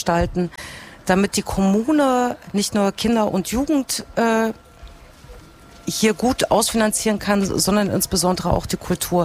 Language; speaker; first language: German; native; German